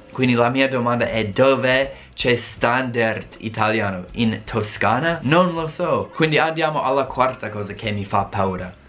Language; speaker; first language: Italian; non-native, fluent; English